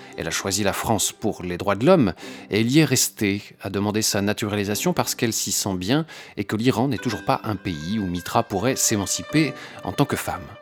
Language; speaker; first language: French; native; French